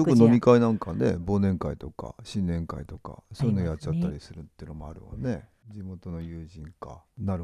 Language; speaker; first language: Japanese; native; Japanese